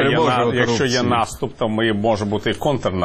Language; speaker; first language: Ukrainian; native; Ukrainian